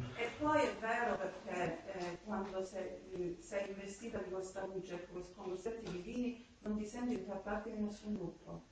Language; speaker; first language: Italian; native; Italian